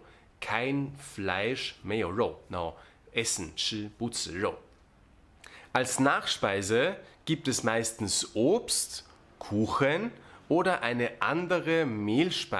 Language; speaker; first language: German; non-native, fluent; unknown